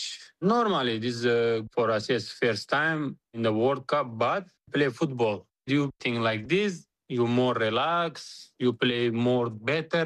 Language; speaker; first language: English; non-native, learner; Uzbek